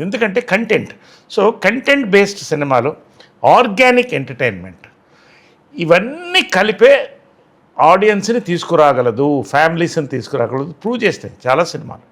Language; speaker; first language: Telugu; native; Telugu